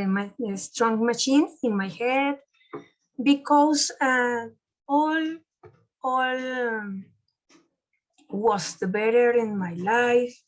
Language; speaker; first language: English; non-native, learner; Spanish